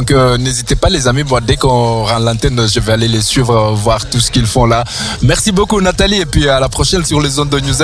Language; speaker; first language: French; native; French